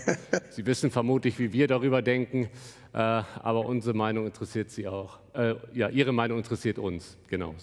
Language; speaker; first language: German; native; German